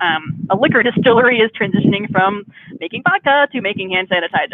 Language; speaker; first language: English; native; English